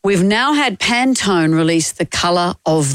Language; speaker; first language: English; native; English